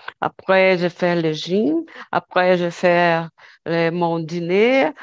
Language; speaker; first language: French; non-native, learner; Portuguese